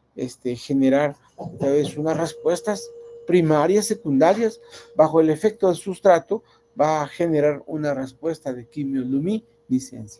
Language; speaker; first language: Spanish; native; Spanish